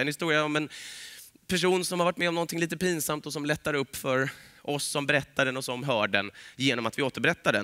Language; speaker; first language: Swedish; native; Swedish